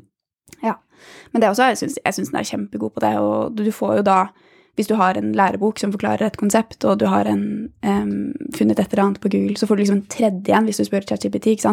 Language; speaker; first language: Norwegian; native; Norwegian